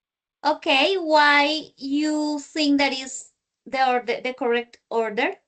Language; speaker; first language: English; non-native, learner; Spanish